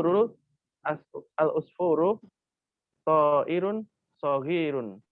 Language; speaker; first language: Arabic; non-native, learner; Indonesian